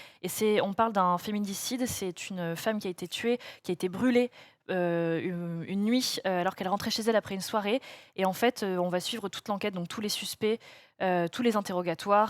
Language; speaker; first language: French; native; French